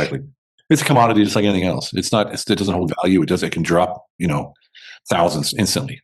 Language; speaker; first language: English; native; English